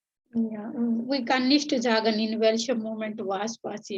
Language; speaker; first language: German; non-native, learner; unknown